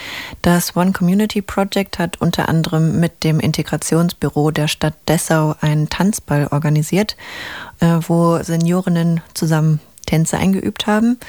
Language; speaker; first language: German; native; German